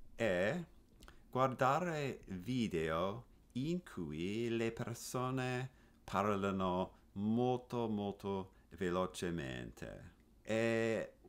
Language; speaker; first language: Italian; non-native, learner; English